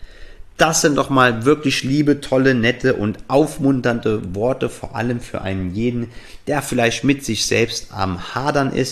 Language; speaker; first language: German; native; German